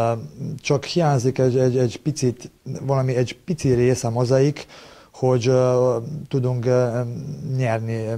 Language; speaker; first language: Hungarian; non-native, learner; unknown